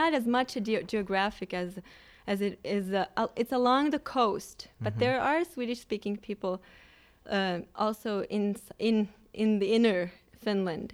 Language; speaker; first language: English; non-native, fluent; Swedish